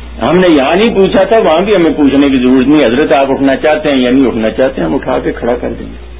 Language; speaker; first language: Urdu; non-native, local second language; Punjabi